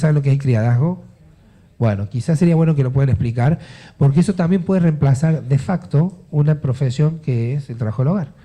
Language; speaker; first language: Spanish; native; Spanish